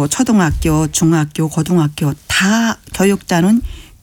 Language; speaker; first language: Korean; native; Korean